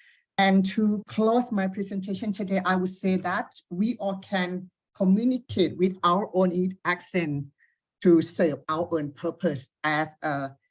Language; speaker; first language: English; non-native, fluent; Thai